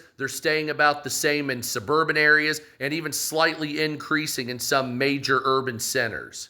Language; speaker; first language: English; native; English